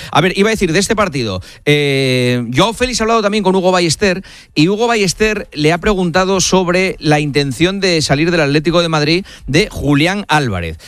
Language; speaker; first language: Spanish; native; Spanish